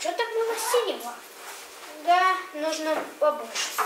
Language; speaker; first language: Russian; early bilingual, heritage; Russian